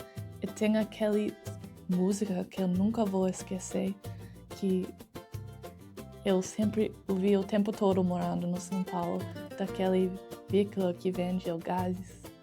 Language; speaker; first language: Portuguese; non-native, learner; English